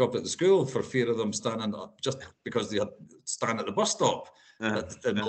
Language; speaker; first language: English; native; English